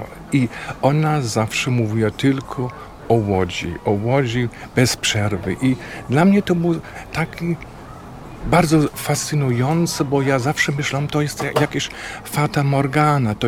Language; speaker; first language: Polish; non-native, fluent; German